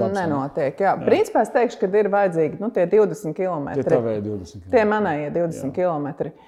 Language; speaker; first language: Latvian; native; Latvian